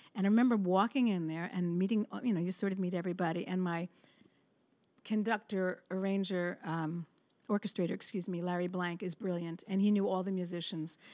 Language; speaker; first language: English; native; English